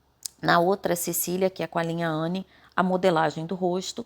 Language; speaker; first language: Portuguese; native; Portuguese